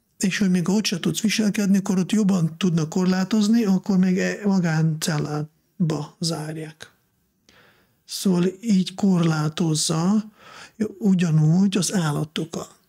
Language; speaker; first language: Hungarian; non-native, fluent; Russian